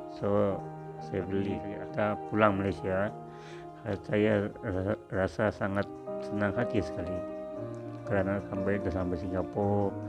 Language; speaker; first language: Malay; non-native, local second language; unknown